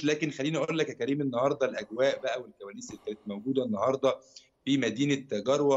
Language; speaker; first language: Arabic; native; Arabic